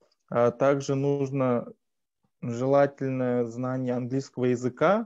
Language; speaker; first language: Russian; native; Russian